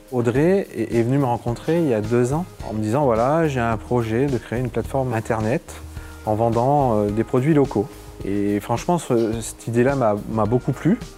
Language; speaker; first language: French; native; French